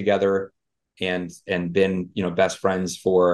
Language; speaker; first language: English; native; English